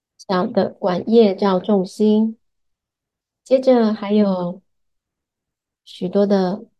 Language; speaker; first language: Chinese; non-native, learner; English